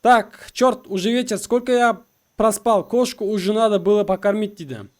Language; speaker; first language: Russian; non-native, local second language; Kazakh